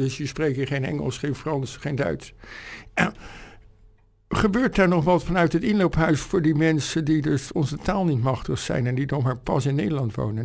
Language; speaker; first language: Dutch; native; Dutch